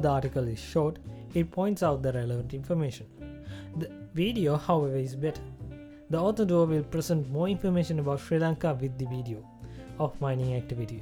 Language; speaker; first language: English; non-native, local second language; Sinhala